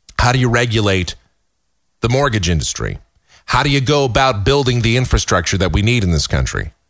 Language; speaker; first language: English; native; English